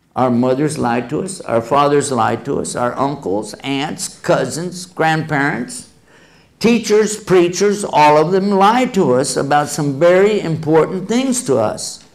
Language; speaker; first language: English; native; English